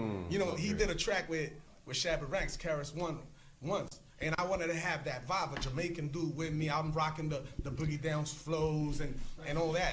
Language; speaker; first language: English; early bilingual, other home language; Spanish